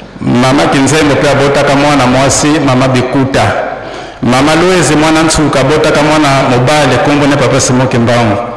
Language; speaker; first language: Lingala; non-native, local second language; Kongo